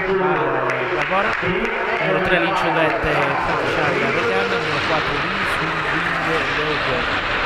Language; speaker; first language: Italian; native; Italian